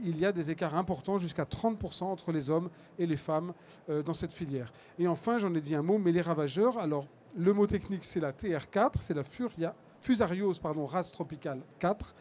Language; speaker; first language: French; native; French